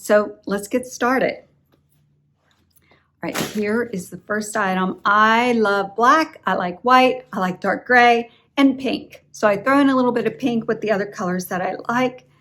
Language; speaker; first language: English; native; English